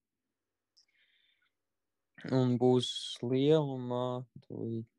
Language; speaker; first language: Latvian; native; Latvian